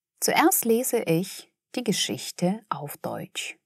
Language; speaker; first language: German; non-native, fluent; Russian